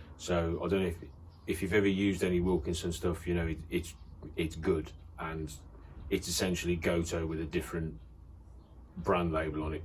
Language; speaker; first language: English; native; English